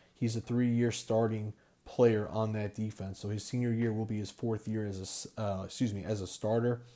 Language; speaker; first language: English; native; English